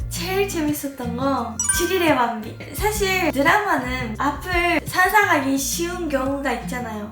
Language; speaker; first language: Korean; non-native, fluent; Japanese